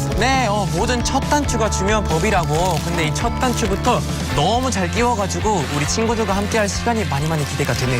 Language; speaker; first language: Korean; native; Korean